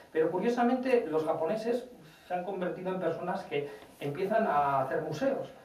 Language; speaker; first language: Spanish; native; Spanish